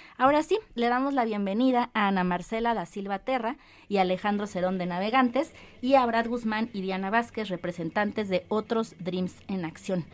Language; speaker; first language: Spanish; native; Spanish